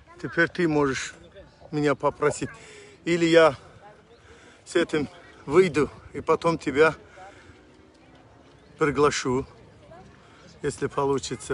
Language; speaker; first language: Russian; non-native, local second language; Azerbaijani